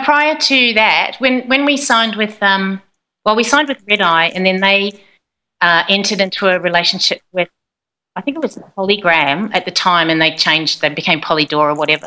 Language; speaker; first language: English; native; English